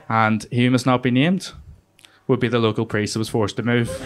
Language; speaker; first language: English; native; English